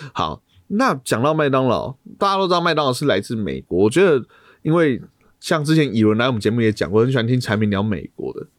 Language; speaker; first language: Chinese; native; Chinese